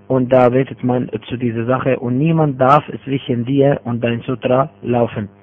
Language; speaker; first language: German; non-native, fluent; Arabic